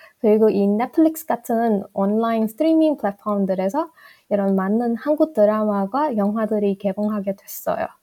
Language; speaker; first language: Korean; non-native, fluent; Burmese